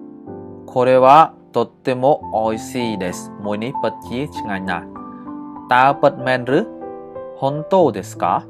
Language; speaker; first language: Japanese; non-native, fluent; Khmer